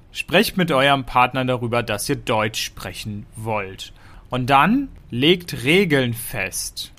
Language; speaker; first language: German; native; German